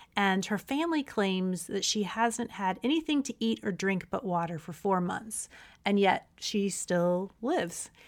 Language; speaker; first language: English; native; English